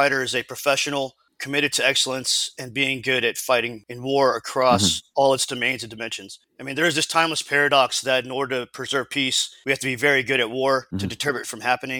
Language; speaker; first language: English; native; English